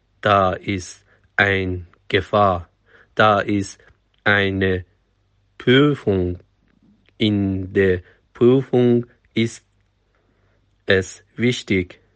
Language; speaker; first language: German; non-native, fluent; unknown